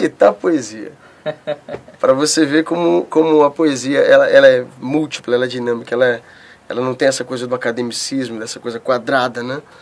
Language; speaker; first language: Portuguese; native; Portuguese